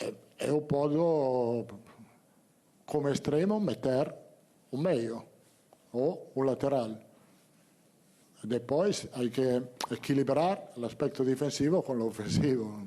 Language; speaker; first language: Portuguese; non-native, learner; Italian